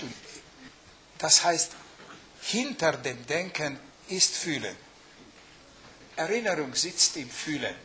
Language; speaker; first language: German; non-native, fluent; Hungarian